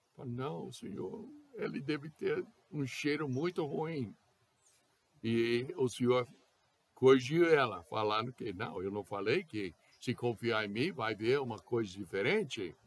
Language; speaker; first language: Portuguese; non-native, fluent; English